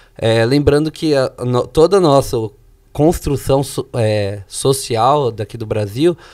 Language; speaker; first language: Portuguese; native; Portuguese